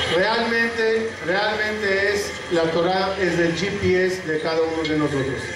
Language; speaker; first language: Spanish; non-native, fluent; Arabic